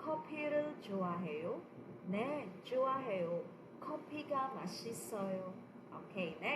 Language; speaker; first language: Korean; non-native, fluent; Filipino